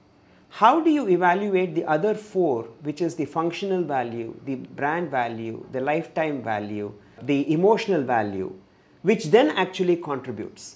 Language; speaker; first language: English; non-native, local second language; Malayalam